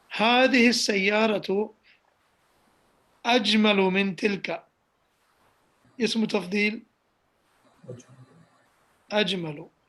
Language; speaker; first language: Arabic; non-native, fluent; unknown